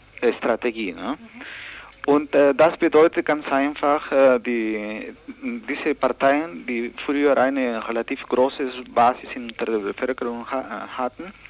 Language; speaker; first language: German; non-native, learner; Spanish